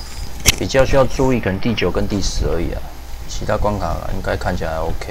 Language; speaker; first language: Chinese; native; Chinese